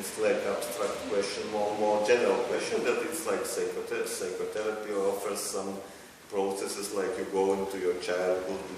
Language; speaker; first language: English; non-native, fluent; Lithuanian